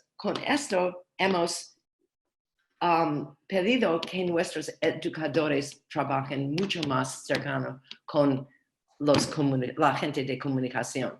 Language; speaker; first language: Spanish; non-native, learner; English